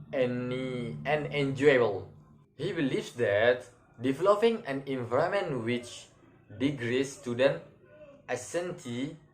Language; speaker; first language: English; non-native, learner; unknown